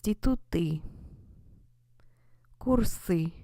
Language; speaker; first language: Russian; non-native, fluent; English